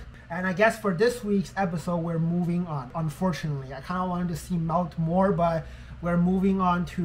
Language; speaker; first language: English; non-native, fluent; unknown